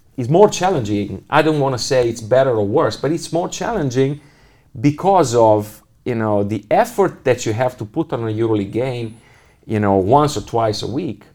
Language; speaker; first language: English; non-native, fluent; Italian